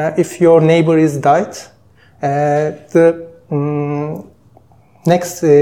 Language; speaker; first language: English; non-native, learner; Turkish